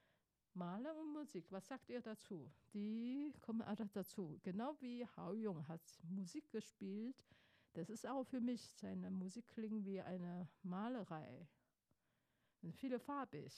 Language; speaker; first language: German; non-native, fluent; Chinese